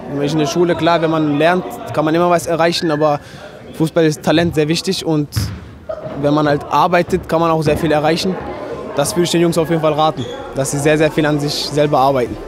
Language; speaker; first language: German; early bilingual, other home language; Turkish